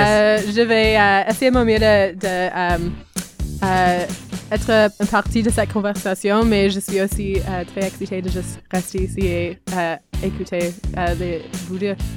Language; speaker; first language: French; non-native, learner; English